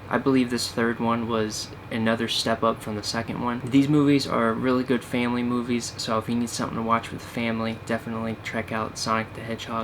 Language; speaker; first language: English; native; English